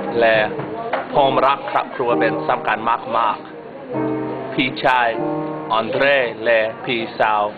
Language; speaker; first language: Thai; non-native, learner; English